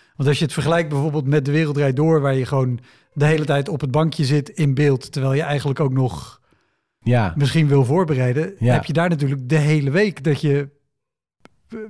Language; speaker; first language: Dutch; native; Dutch